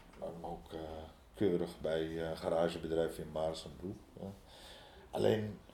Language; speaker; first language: Dutch; early bilingual, other home language; Riffian